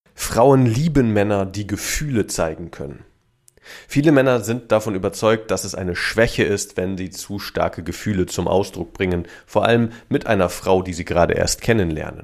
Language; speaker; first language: German; native; German